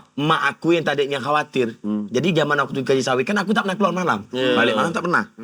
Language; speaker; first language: Malay; native; Malay